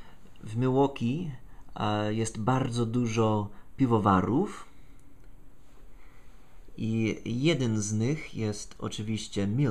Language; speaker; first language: Polish; non-native, fluent; English